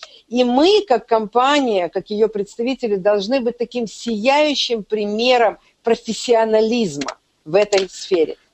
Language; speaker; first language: Russian; native; Russian